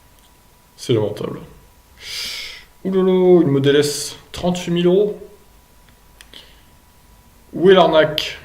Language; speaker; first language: French; native; French